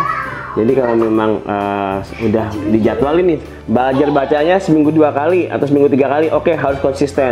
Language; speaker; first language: Indonesian; native; Indonesian